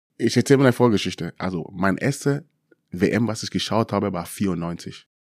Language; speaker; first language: German; early bilingual, other home language; Akan